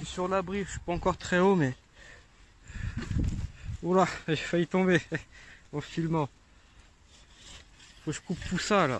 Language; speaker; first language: French; native; French